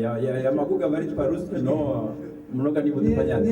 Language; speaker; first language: Russian; non-native, learner; Rundi